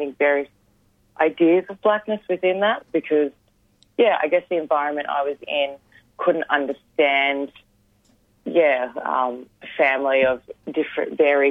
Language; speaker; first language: English; native; English